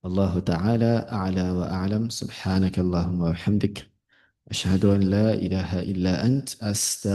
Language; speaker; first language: Arabic; non-native, fluent; Yoruba